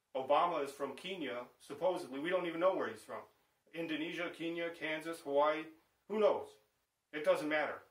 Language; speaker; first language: English; native; English